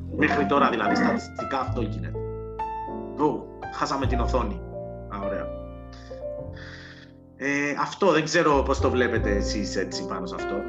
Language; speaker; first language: Greek; native; Greek